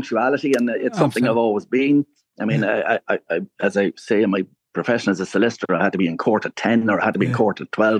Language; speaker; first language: English; native; English